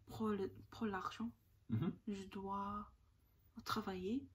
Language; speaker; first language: French; non-native, learner; Korean